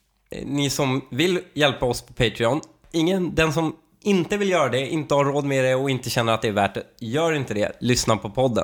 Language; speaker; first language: Swedish; native; Swedish